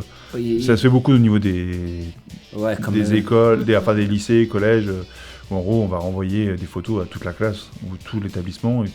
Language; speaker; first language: French; native; French